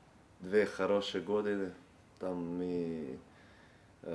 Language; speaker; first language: Russian; non-native, learner; Serbian